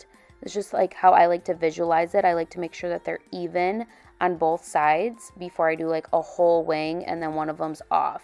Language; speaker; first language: English; native; English